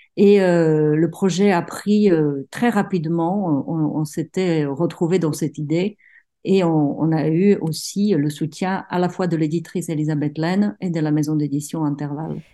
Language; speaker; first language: French; non-native, fluent; Czech